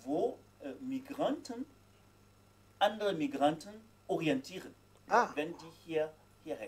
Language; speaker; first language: German; non-native, fluent; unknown